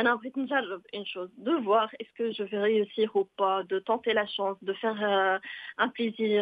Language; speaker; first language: French; non-native, local second language; Arabic